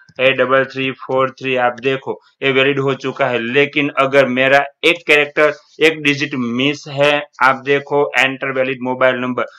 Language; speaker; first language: Hindi; non-native, local second language; Gujarati